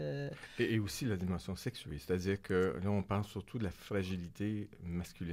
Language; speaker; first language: French; native; French